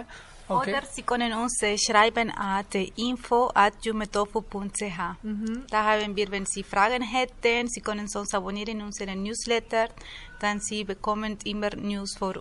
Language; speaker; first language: German; non-native, learner; Spanish